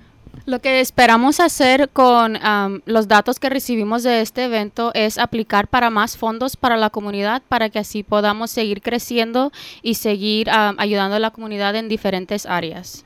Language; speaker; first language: Spanish; early bilingual, heritage; Spanish